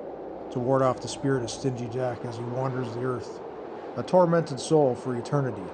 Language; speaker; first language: English; native; English